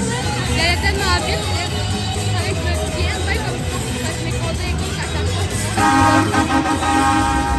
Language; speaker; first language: French; native; French